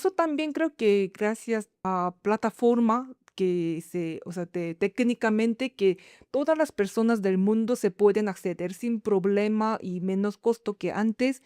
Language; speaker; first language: Spanish; non-native, fluent; Korean